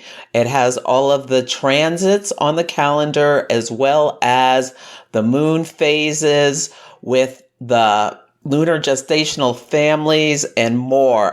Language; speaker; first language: English; native; English